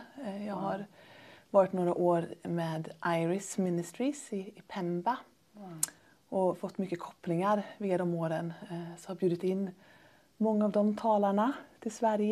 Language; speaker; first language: Swedish; native; Swedish